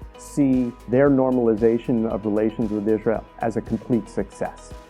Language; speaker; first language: English; native; English